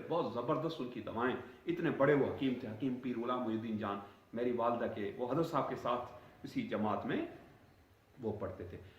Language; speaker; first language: Urdu; non-native, local second language; Sindhi